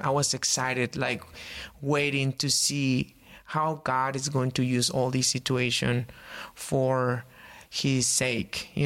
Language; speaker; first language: English; non-native, fluent; Spanish